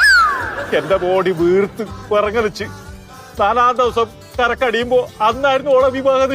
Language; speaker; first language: Malayalam; native; Malayalam